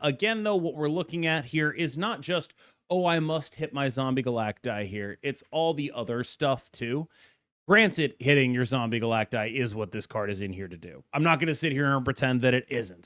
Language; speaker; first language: English; native; English